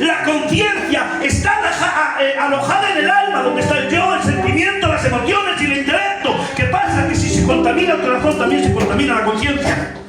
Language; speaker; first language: Spanish; native; Spanish